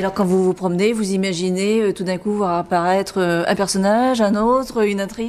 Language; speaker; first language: French; native; French